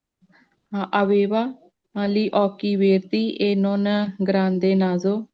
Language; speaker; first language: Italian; non-native, learner; Punjabi